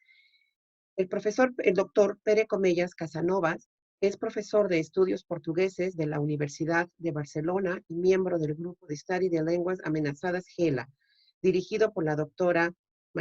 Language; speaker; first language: Spanish; native; Spanish